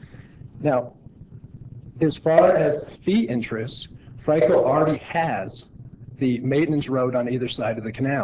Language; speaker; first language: English; native; English